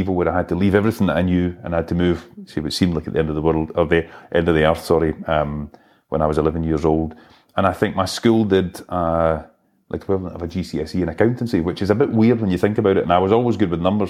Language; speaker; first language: English; native; English